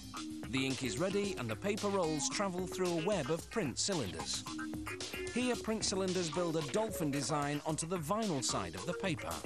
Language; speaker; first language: English; native; English